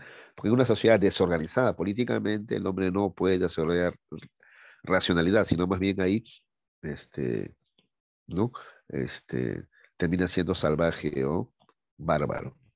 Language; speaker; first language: Spanish; native; Spanish